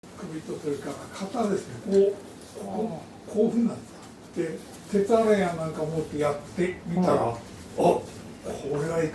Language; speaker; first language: Japanese; native; Japanese